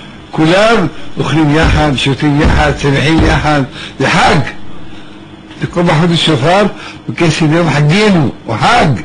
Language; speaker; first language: Hebrew; early bilingual, other home language; Arabic